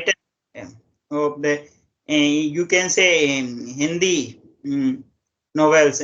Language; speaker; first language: English; non-native, local second language; Hindi